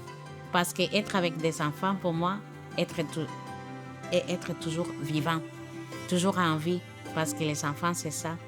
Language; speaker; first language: French; non-native, fluent; Spanish